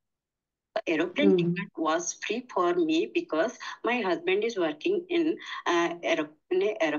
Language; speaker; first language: English; non-native, learner; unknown